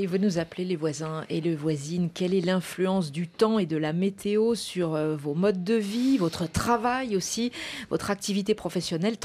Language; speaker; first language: French; native; French